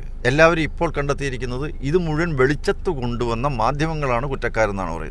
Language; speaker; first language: Malayalam; native; Malayalam